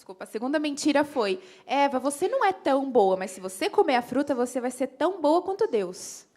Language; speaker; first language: Portuguese; native; Portuguese